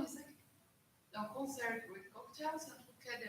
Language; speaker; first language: French; non-native, fluent; Greek